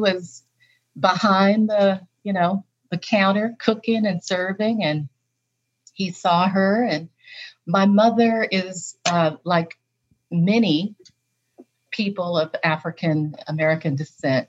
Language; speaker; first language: English; native; English